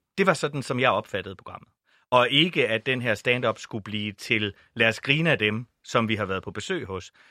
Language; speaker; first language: Danish; native; Danish